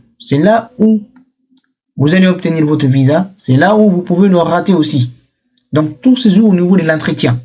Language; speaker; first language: French; non-native, local second language; Fula